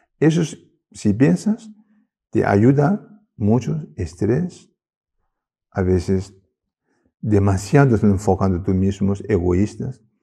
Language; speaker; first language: Spanish; non-native, learner; Tibetan